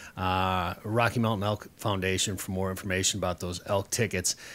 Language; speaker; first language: English; native; English